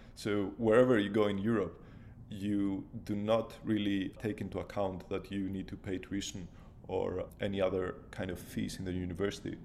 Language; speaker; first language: English; non-native, fluent; Greek